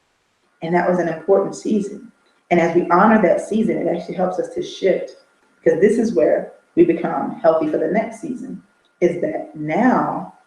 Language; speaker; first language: English; native; English